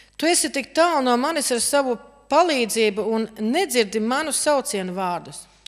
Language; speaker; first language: Latvian; native; Latvian